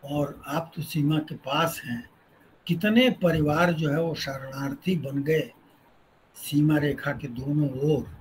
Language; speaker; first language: Hindi; native; Hindi